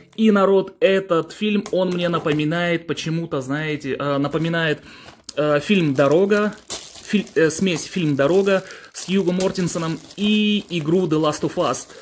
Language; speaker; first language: Russian; early bilingual, heritage; Russian